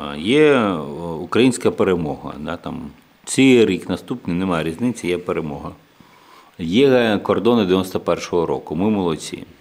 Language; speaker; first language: Ukrainian; non-native, local second language; Russian